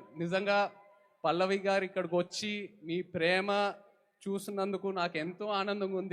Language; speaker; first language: Telugu; native; Telugu